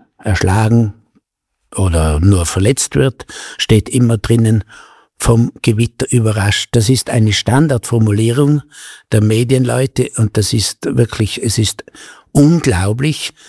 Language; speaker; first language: German; native; German